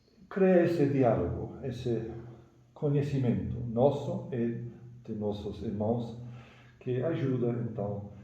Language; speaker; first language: Portuguese; non-native, fluent; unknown